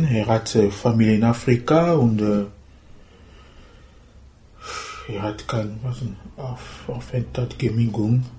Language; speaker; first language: German; non-native, learner; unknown